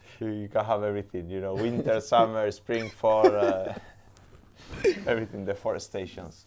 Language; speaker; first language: English; non-native, fluent; Spanish